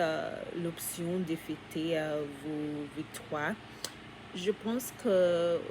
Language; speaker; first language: French; non-native, learner; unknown